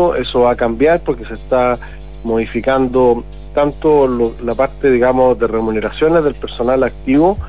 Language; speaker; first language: Spanish; native; Spanish